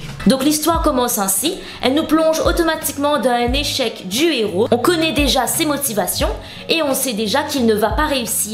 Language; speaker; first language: French; native; French